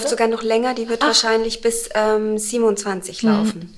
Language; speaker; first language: German; native; German